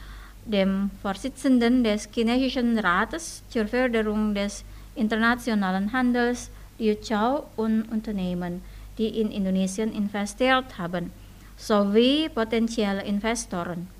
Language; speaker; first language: German; non-native, fluent; Indonesian